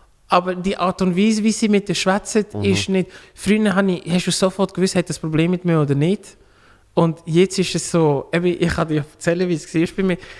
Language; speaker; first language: German; non-native, fluent; Lingala